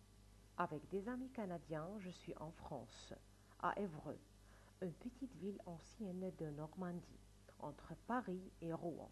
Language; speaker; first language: French; non-native, fluent; Arabic